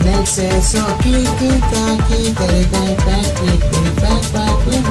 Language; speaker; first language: Spanish; native; Spanish